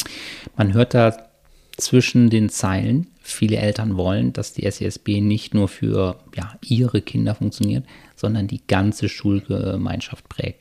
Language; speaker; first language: German; native; German